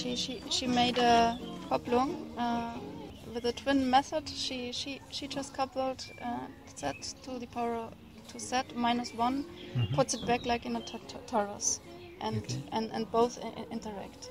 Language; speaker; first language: English; non-native, fluent; German